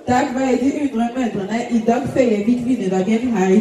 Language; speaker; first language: Norwegian; non-native, fluent; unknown